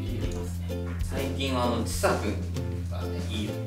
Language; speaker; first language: Japanese; native; Japanese